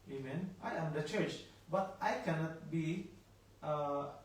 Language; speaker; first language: English; non-native, local second language; Filipino